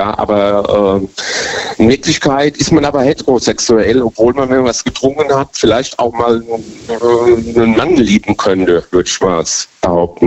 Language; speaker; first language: German; native; German